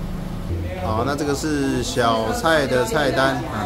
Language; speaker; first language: Chinese; native; Chinese